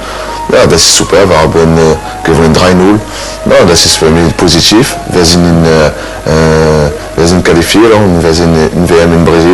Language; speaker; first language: German; non-native, learner; French